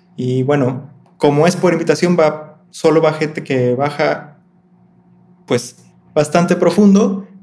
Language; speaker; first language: Spanish; native; Spanish